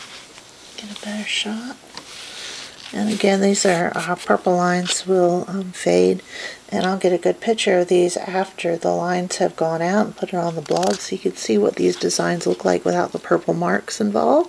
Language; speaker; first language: English; native; English